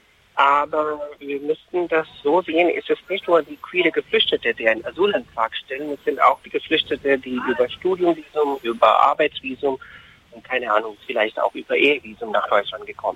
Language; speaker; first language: German; non-native, fluent; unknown